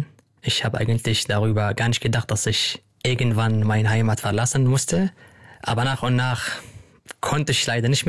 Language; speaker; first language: German; non-native, fluent; Arabic